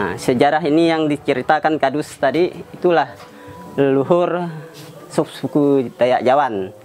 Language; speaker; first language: Indonesian; non-native, local second language; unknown